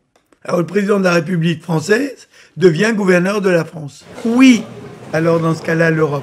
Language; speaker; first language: French; native; French